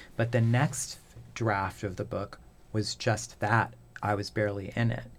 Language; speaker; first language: English; native; English